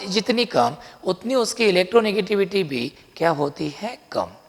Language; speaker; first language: Hindi; non-native, local second language; Marathi